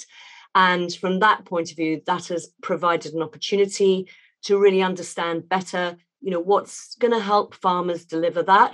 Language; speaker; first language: English; native; English